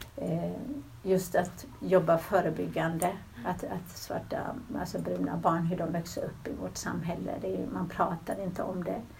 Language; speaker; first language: Swedish; early bilingual, other home language; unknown